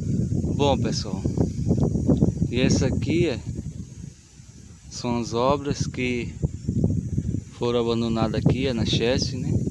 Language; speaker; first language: Portuguese; native; Portuguese